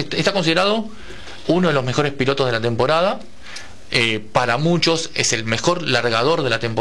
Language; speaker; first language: Spanish; native; Spanish